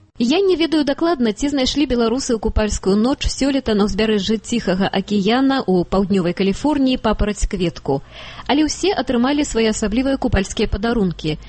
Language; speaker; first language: Belarusian; native; Belarusian